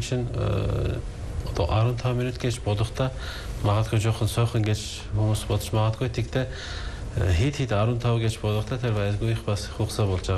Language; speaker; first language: Mongolian; non-native, fluent; Turkish